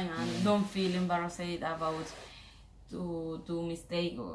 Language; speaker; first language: English; non-native, learner; Spanish